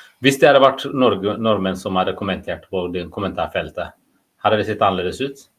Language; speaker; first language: Norwegian; non-native, fluent; Amharic